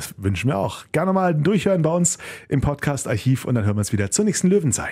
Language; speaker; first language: German; native; German